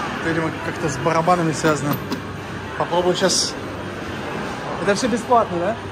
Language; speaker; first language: Russian; native; Russian